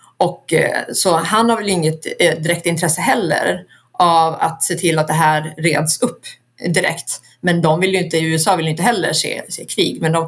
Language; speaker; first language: Swedish; native; Swedish